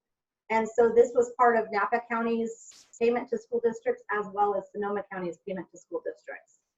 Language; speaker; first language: English; native; English